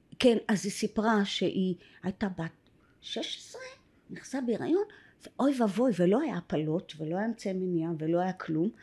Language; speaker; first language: Hebrew; native; Hebrew